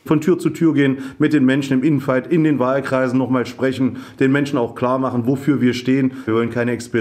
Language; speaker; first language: German; native; German